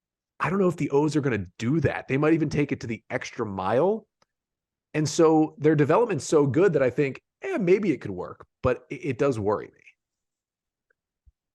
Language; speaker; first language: English; native; English